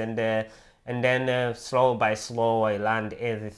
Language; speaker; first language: English; non-native, local second language; Kinyarwanda